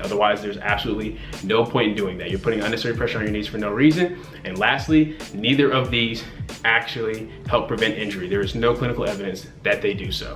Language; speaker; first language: English; native; English